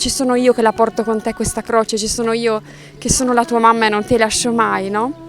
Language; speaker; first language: Italian; native; Italian